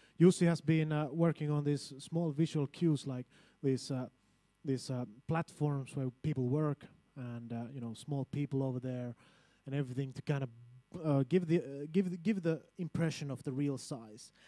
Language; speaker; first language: English; non-native, fluent; Finnish